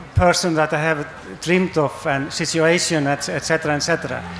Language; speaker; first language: English; non-native, fluent; Icelandic